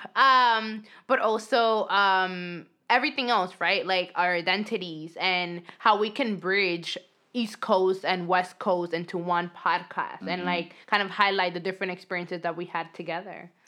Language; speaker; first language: English; early bilingual, other home language; Spanish